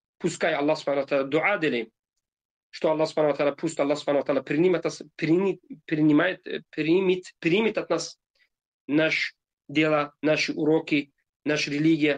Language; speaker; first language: Russian; non-native, fluent; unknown